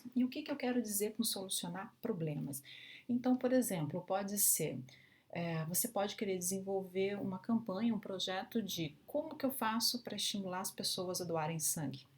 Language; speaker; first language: Portuguese; native; Portuguese